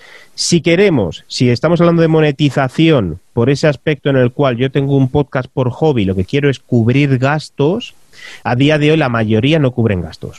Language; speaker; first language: Spanish; native; Spanish